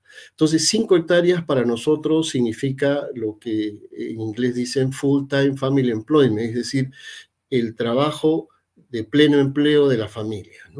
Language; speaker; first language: Spanish; native; Spanish